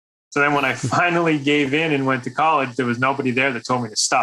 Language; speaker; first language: English; native; English